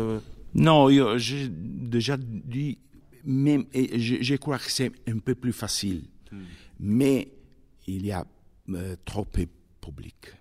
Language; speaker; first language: French; non-native, fluent; Italian